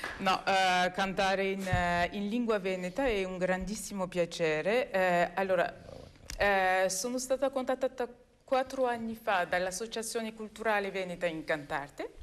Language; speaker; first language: Italian; non-native, fluent; Armenian